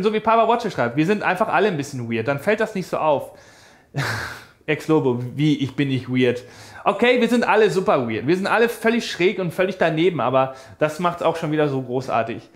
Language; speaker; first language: German; native; German